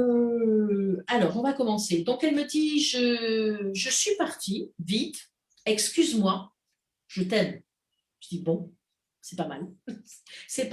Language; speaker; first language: French; native; French